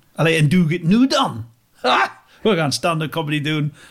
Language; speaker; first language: Dutch; non-native, fluent; English